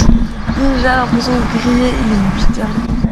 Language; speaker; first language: French; native; French